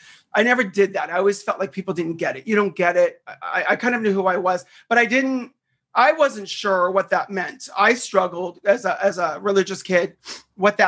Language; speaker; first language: English; native; English